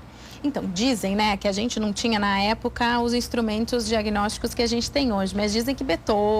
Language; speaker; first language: Portuguese; native; Portuguese